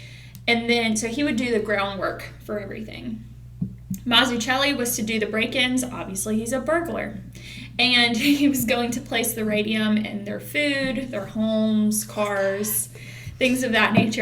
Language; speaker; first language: English; native; English